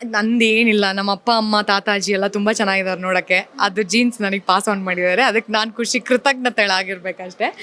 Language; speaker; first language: Kannada; native; Kannada